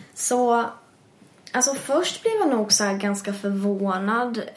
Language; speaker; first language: Swedish; early bilingual, other home language; English